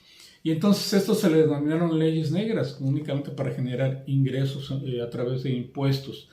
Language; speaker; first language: Spanish; native; Spanish